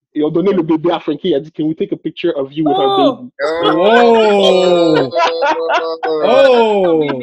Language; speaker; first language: French; native; French